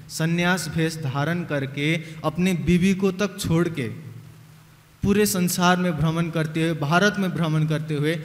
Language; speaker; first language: Hindi; native; Hindi